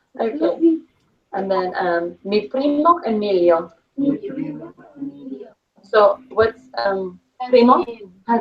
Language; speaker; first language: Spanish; non-native, fluent; English